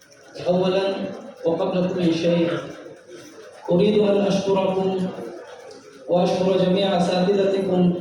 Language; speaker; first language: Arabic; non-native, fluent; Urdu